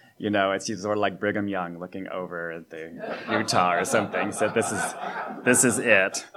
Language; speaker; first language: English; native; English